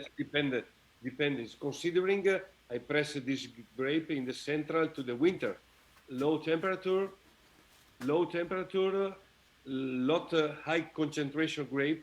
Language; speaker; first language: English; non-native, learner; Italian